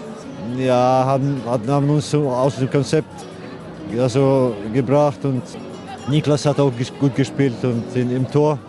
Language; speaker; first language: German; non-native, fluent; Icelandic